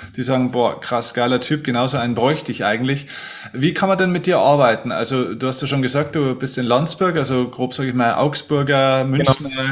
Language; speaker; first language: German; native; German